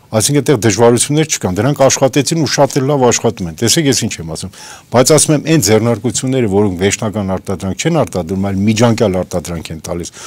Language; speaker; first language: Armenian; native; Armenian